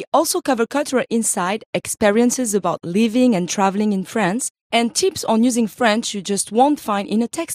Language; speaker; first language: English; non-native, fluent; French